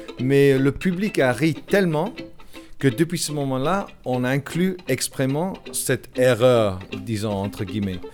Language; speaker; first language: French; non-native, fluent; English